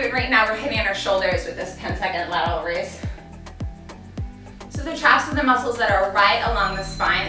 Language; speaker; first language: English; native; English